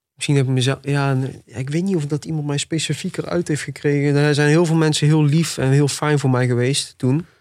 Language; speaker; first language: Dutch; native; Dutch